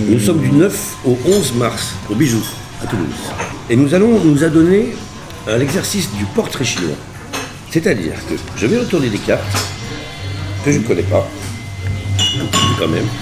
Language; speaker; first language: French; native; French